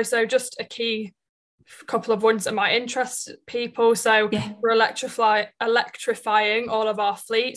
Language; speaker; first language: English; native; English